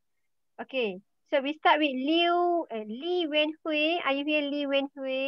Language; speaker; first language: English; non-native, learner; Malay